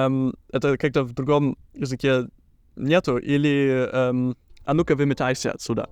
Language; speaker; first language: Russian; early bilingual, heritage; German